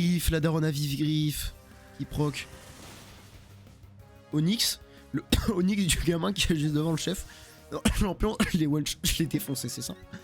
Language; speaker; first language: French; native; French